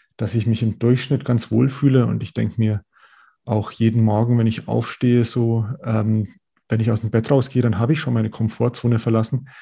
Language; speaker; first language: German; native; German